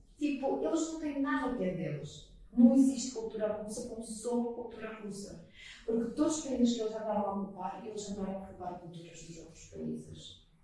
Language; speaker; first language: Portuguese; non-native, fluent; Russian